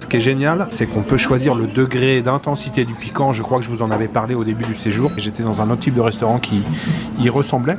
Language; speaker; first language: French; native; French